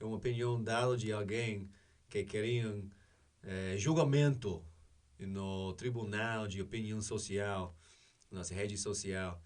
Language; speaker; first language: Portuguese; non-native, fluent; English